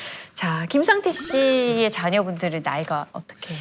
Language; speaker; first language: Korean; native; Korean